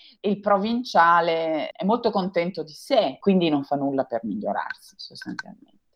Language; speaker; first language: Italian; native; Italian